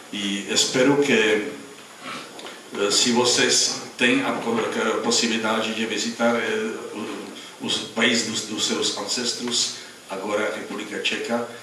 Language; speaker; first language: Portuguese; non-native, fluent; Czech